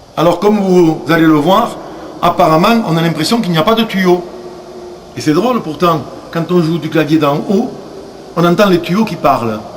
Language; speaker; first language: French; native; French